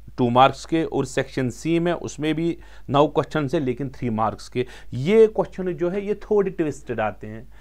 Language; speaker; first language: Hindi; non-native, local second language; Kashmiri